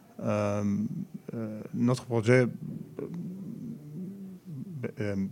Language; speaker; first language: French; non-native, learner; Arabic